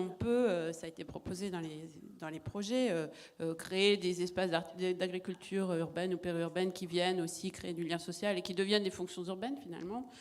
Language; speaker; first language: French; native; French